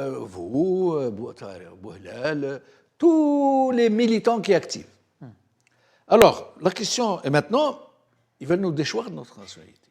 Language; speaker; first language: French; non-native, local second language; Arabic